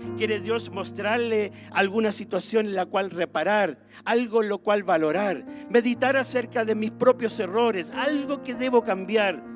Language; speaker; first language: Spanish; native; Spanish